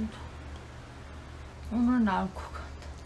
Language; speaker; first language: Korean; non-native, fluent; German